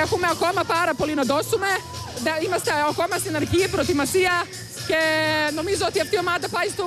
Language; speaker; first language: Greek; non-native, fluent; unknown